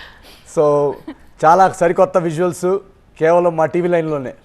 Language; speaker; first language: Telugu; native; Telugu